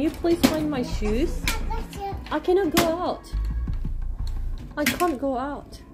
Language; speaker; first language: English; non-native, learner; Japanese